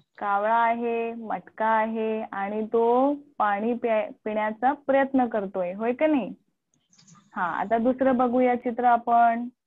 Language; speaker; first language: Marathi; non-native, local second language; Urdu